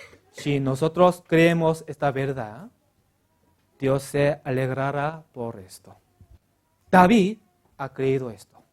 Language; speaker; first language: Spanish; non-native, learner; Korean